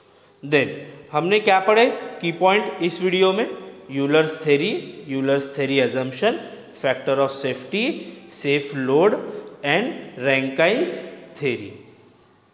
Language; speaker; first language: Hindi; non-native, local second language; Marathi